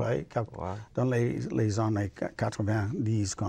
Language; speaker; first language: French; non-native, learner; English